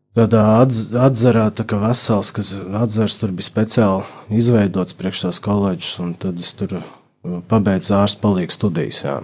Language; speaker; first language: Latvian; native; Latvian